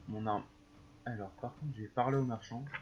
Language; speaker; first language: French; native; French